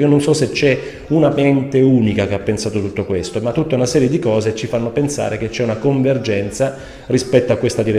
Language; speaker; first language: Italian; native; Italian